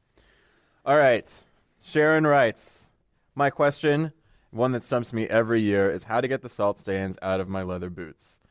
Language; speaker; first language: English; native; English